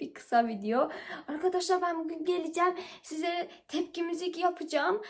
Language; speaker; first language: Turkish; non-native, learner; Persian